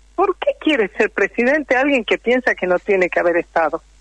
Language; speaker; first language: Spanish; native; Spanish